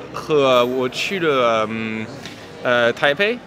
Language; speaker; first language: Chinese; non-native, learner; French